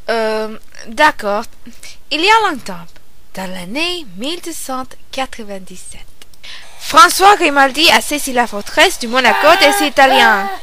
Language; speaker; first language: French; non-native, learner; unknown